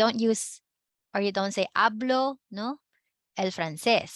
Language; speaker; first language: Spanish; non-native, fluent; Filipino